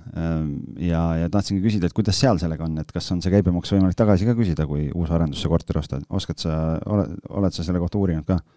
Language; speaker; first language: Estonian; native; Estonian